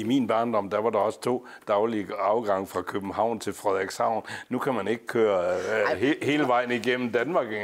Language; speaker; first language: Danish; native; Danish